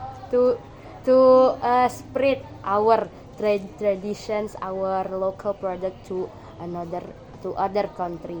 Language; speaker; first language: English; non-native, learner; Indonesian